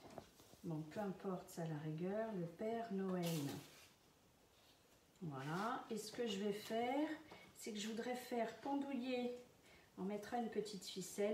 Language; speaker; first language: French; native; French